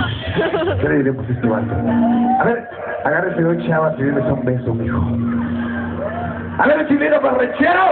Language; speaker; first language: Spanish; native; Spanish